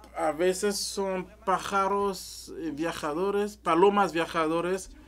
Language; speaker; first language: Spanish; non-native, learner; French